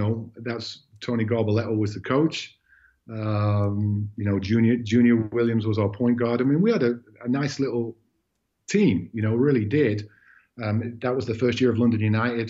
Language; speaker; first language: English; native; English